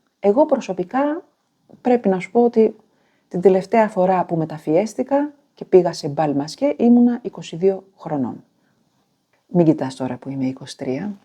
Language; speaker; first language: Greek; native; Greek